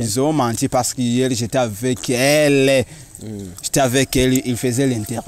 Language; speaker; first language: French; non-native, learner; Rundi